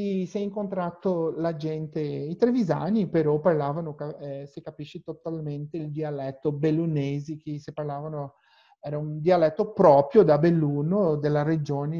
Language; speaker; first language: Italian; non-native, learner; Portuguese